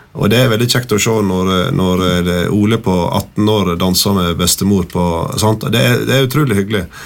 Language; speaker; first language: Norwegian; native; Norwegian